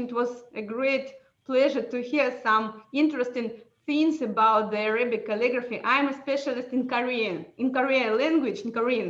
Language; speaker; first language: English; non-native, fluent; Russian